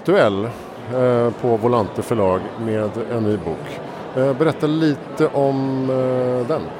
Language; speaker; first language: Swedish; native; Swedish